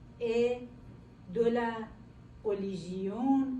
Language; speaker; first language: French; non-native, learner; Persian